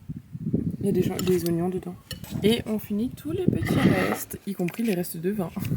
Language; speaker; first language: French; native; French